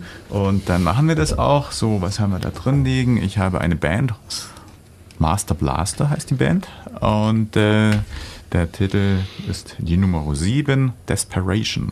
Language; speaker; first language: German; native; German